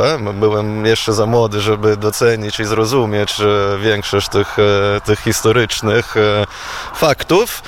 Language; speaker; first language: Polish; non-native, fluent; Italian